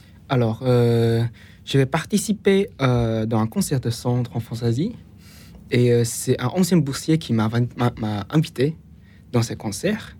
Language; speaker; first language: French; non-native, fluent; Chinese